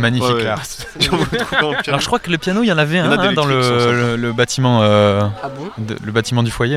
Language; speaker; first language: French; native; French